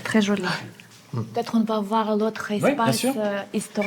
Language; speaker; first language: French; non-native, learner; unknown